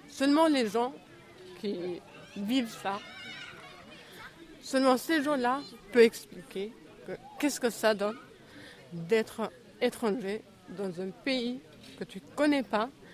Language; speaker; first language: French; non-native, fluent; Albanian